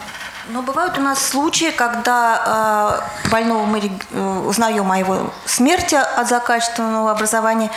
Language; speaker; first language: Russian; native; Russian